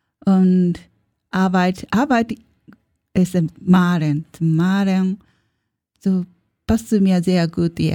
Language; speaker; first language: German; non-native, learner; Japanese